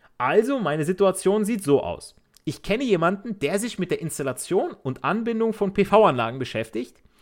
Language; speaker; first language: German; native; German